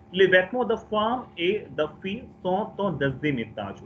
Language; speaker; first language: French; non-native, fluent; Hindi